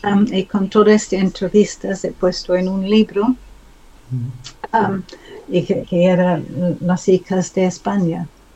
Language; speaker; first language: Spanish; non-native, learner; English